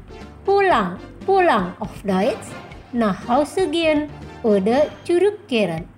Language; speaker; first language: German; non-native, fluent; Indonesian